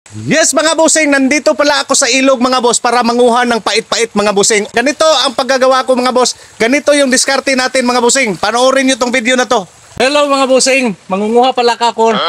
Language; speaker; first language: Filipino; non-native, local second language; Cebuano